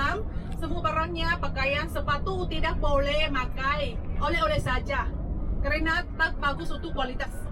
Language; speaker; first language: Indonesian; non-native, fluent; Vietnamese